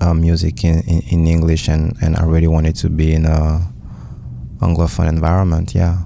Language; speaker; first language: English; early bilingual, other home language; French